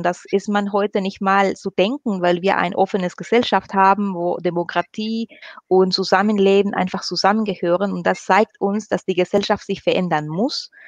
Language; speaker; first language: German; non-native, fluent; Spanish